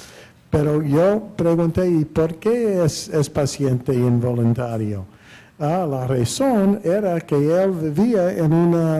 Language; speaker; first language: Spanish; non-native, fluent; English